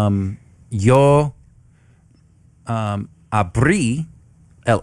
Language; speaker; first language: Spanish; non-native, learner; English